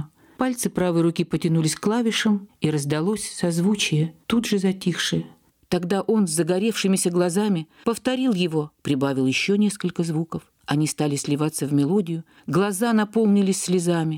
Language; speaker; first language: Russian; native; Russian